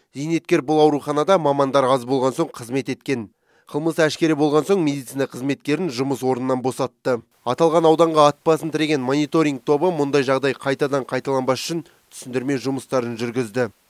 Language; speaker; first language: Kazakh; native; Kazakh